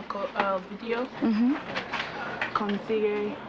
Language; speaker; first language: Spanish; non-native, learner; English